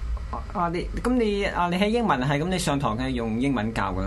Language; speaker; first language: Cantonese; native; Cantonese